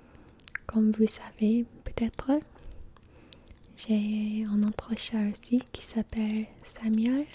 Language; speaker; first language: French; non-native, learner; English